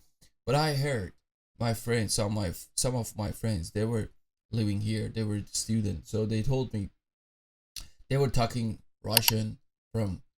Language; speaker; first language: English; non-native, fluent; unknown